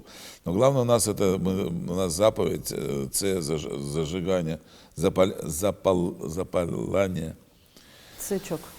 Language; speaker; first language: Ukrainian; non-native, learner; Russian